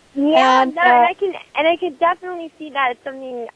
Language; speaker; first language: English; native; English